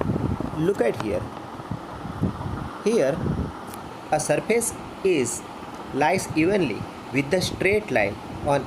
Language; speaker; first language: English; non-native, local second language; Gujarati